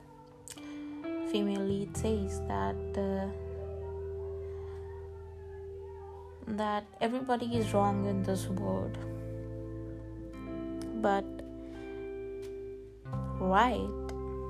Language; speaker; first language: English; non-native, local second language; Gujarati